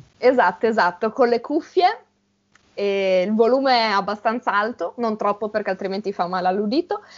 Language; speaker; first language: Italian; native; Italian